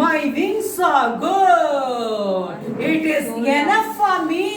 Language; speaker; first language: English; non-native, local second language; Tamil